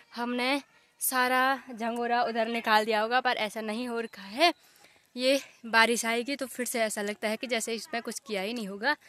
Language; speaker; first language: Hindi; non-native, local second language; Garhwali